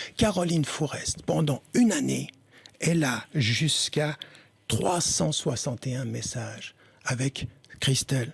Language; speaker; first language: French; early bilingual, other home language; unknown